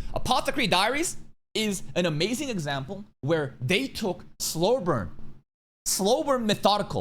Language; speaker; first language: English; native; English